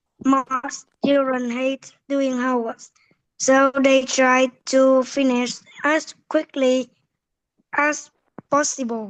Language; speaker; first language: English; non-native, learner; Vietnamese